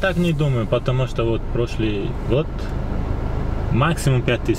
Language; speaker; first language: Russian; non-native, learner; Uzbek